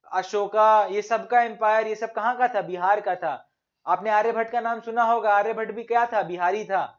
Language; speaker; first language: Hindi; native; Hindi